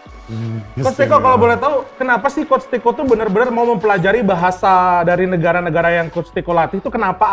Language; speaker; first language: Indonesian; native; Indonesian